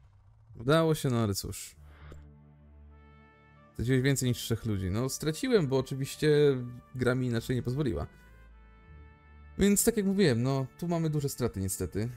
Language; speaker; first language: Polish; native; Polish